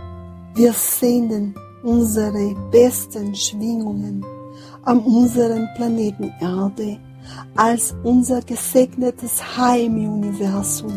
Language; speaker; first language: German; non-native, fluent; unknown